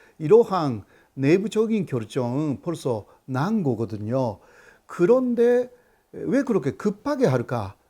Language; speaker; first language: Korean; non-native, fluent; Japanese